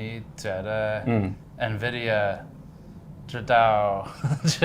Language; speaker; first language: Chinese; non-native, learner; English